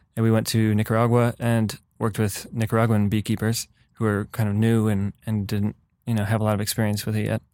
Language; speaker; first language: English; native; English